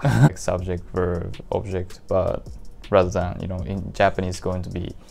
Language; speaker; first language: English; non-native, fluent; Japanese